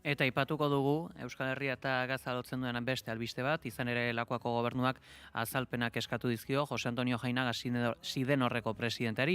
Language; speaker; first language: Basque; native; Basque